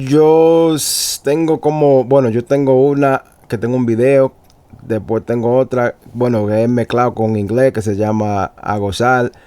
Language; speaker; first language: Spanish; early bilingual, heritage; Spanish